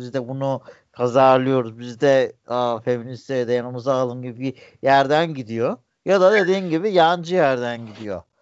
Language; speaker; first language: Turkish; native; Turkish